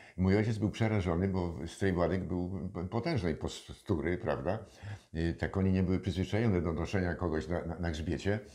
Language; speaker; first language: Polish; native; Polish